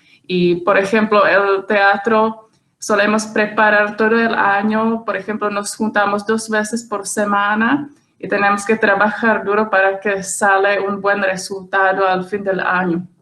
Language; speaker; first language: Spanish; non-native, fluent; Czech